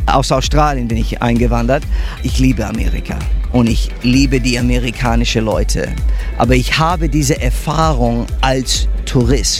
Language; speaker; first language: German; non-native, learner; English